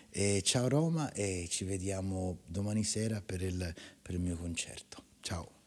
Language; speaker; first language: Italian; early bilingual, heritage; Italian